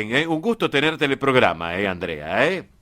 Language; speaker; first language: Spanish; native; Spanish